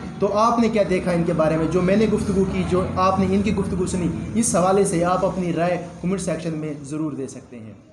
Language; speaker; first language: Urdu; non-native, local second language; Pashto